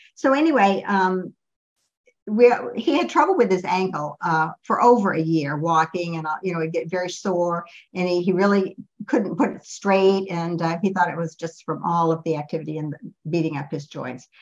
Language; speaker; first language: English; native; English